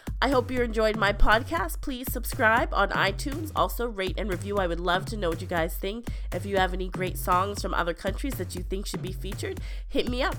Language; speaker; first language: English; native; English